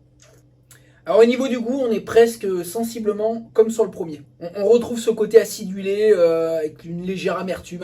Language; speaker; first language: French; native; French